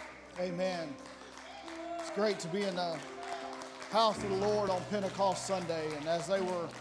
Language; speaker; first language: English; native; English